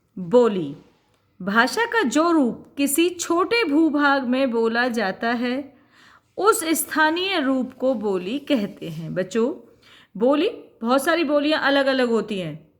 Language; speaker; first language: Hindi; native; Hindi